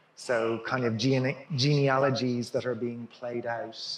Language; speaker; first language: English; native; English